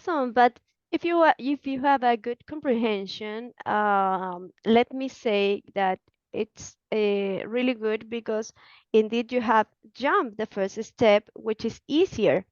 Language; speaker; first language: English; non-native, fluent; Spanish